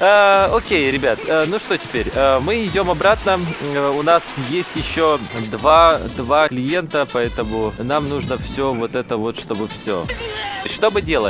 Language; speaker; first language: Russian; native; Russian